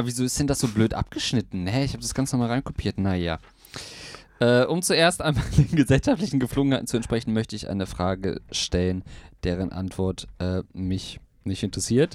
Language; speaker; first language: German; native; German